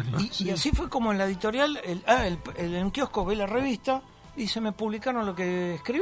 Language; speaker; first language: Spanish; native; Spanish